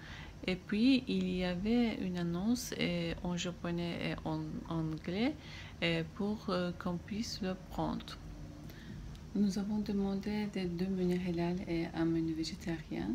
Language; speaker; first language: French; non-native, fluent; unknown